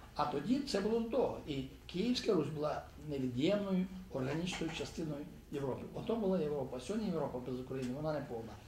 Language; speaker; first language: Ukrainian; native; Ukrainian